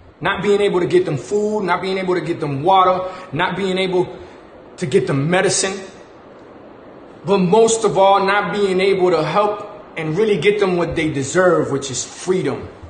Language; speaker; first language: English; early bilingual, other home language; Spanish